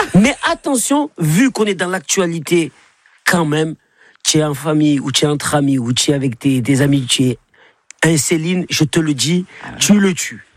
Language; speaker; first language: French; native; French